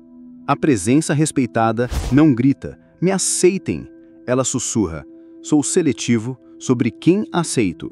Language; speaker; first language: Portuguese; native; Portuguese